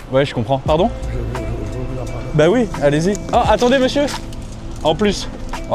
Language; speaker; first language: French; native; French